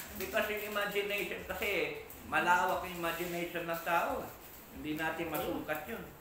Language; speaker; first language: Filipino; non-native, local second language; Iloko